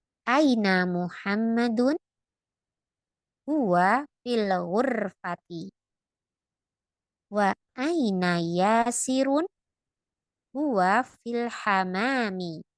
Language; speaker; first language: Arabic; non-native, fluent; Indonesian